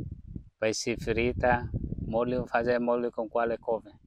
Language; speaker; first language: Portuguese; non-native, learner; Vietnamese